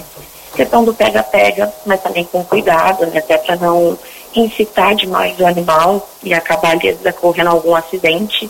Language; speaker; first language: Portuguese; native; Portuguese